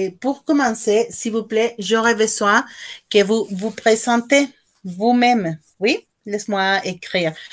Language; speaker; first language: French; non-native, fluent; Spanish